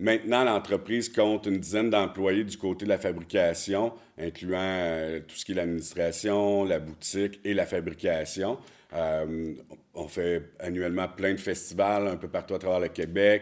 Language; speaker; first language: French; native; French